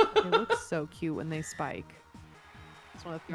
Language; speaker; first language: English; native; English